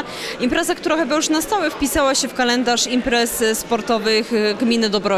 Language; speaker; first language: Polish; native; Polish